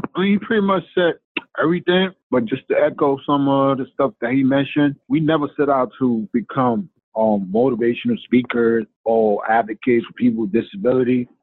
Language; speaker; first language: English; non-native, fluent; Spanish